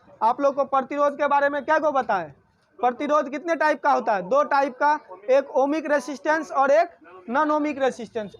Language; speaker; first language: Hindi; native; Hindi